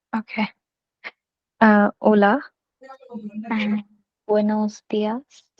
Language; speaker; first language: Spanish; non-native, learner; Hindi